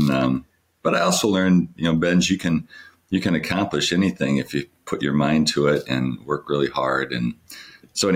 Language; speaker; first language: English; native; English